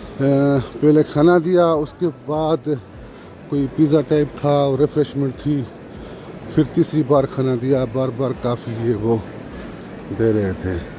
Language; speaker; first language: Urdu; non-native, local second language; Sindhi